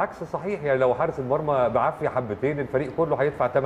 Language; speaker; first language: Arabic; native; Arabic